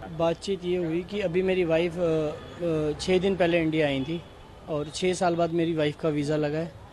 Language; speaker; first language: Hindi; native; Hindi